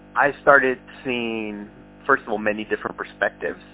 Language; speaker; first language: English; early bilingual, other home language; Spanish